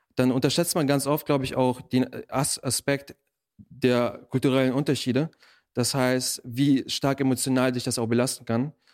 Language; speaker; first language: German; early bilingual, other home language; Russian